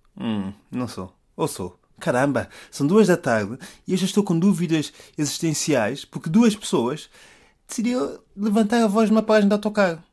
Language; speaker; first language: Portuguese; native; Portuguese